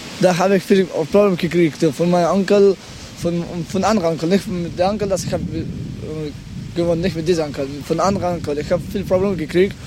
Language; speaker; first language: German; non-native, learner; Pashto